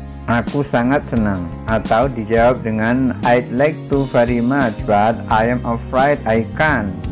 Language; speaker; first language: English; non-native, fluent; Indonesian